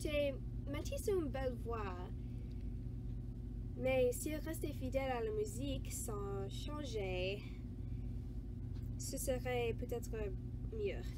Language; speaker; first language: French; non-native, learner; English